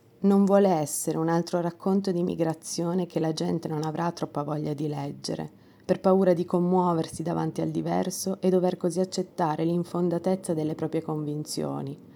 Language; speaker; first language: Italian; non-native, fluent; Romanian